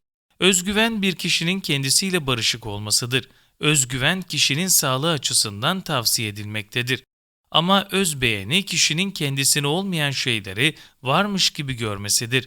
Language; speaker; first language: Turkish; native; Turkish